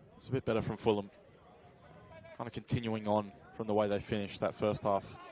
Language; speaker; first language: English; native; English